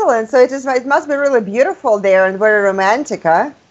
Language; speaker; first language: English; non-native, fluent; Russian